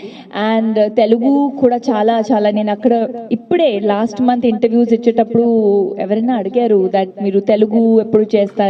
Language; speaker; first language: Telugu; non-native, fluent; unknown